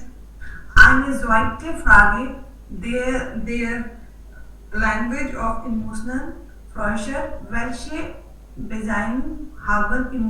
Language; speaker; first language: German; non-native, learner; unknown